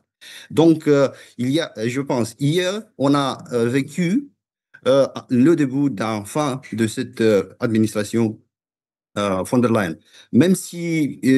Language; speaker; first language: French; non-native, fluent; Romanian